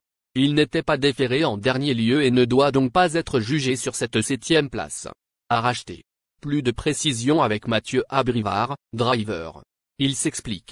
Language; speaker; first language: French; native; French